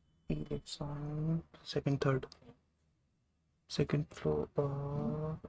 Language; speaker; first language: English; non-native, local second language; Hindi